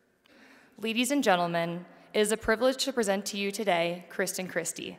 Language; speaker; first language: English; native; English